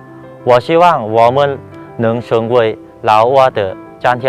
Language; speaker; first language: Chinese; non-native, learner; Lao